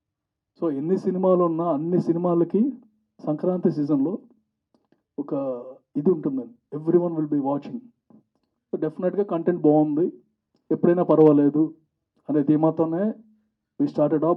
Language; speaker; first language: Telugu; native; Telugu